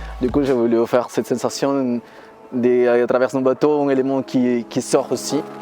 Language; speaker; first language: French; non-native, fluent; Spanish